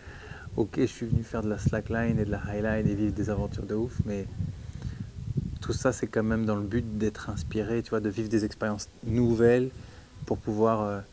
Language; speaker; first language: French; native; French